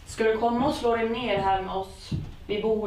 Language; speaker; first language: Swedish; native; Swedish